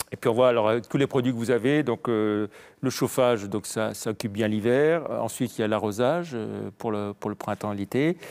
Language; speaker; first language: French; native; French